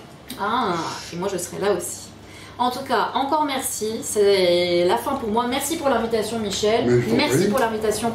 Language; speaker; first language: French; native; French